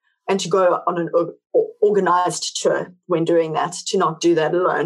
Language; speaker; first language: English; native; English